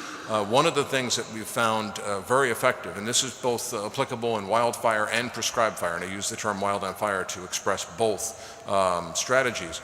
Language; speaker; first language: English; native; English